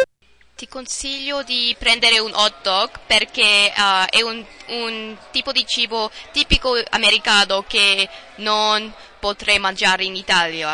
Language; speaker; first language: Italian; non-native, learner; English